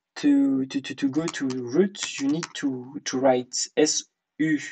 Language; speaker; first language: English; non-native, learner; French